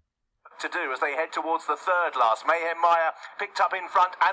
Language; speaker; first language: English; native; English